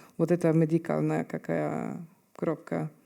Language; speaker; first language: Russian; non-native, fluent; Serbian